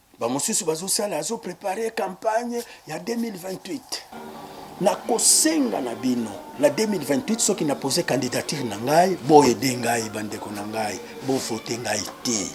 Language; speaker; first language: Lingala; native; Lingala